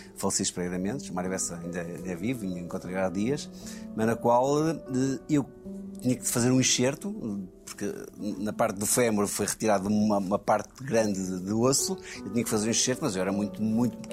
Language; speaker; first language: Portuguese; native; Portuguese